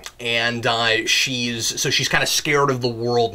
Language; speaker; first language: English; native; English